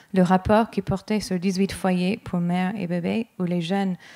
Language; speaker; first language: French; non-native, fluent; English